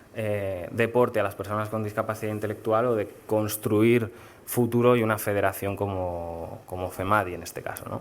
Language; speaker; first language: Spanish; native; Spanish